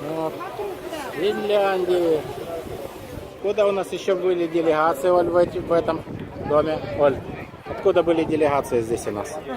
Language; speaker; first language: Russian; native; Russian